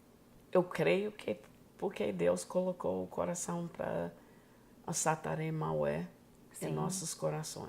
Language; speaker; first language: Portuguese; non-native, fluent; English